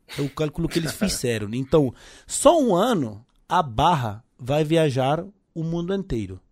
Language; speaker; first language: Portuguese; non-native, fluent; Spanish